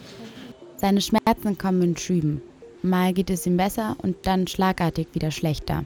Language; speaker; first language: German; native; German